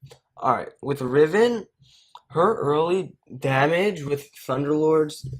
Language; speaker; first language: English; native; English